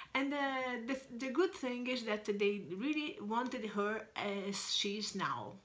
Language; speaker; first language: English; non-native, fluent; Portuguese